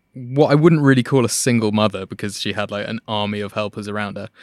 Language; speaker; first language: English; native; English